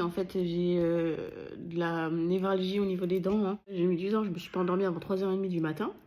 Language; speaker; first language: French; native; French